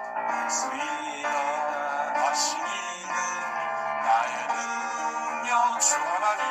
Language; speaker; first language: Korean; native; Korean